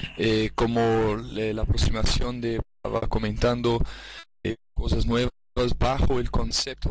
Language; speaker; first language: Spanish; non-native, fluent; Portuguese